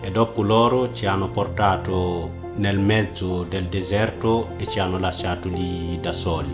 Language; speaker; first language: Italian; non-native, fluent; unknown